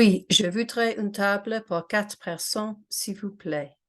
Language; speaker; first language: French; non-native, fluent; English